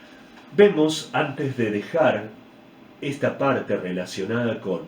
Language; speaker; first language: Spanish; native; Spanish